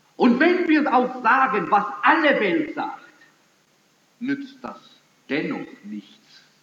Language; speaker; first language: German; early bilingual, heritage; German